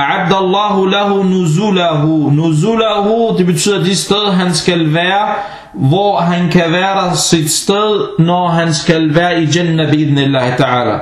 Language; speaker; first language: Danish; non-native, fluent; Arabic